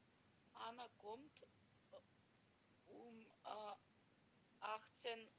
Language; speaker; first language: German; non-native, learner; Macedonian